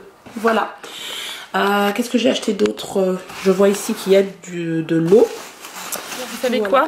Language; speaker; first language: French; native; French